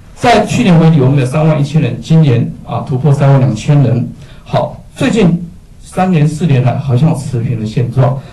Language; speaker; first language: Chinese; native; Chinese